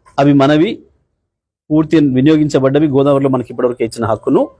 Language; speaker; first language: Telugu; native; Telugu